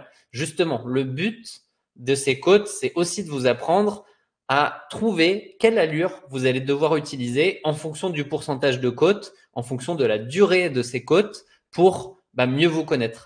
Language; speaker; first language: French; native; French